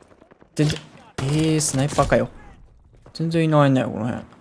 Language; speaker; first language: Japanese; native; Japanese